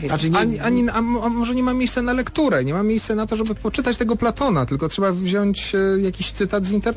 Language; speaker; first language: Polish; native; Polish